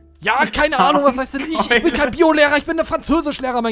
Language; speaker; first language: German; native; German